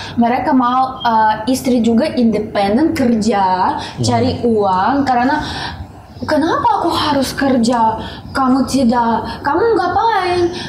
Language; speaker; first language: Indonesian; non-native, learner; Russian